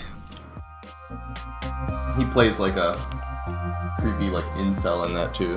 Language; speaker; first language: English; native; English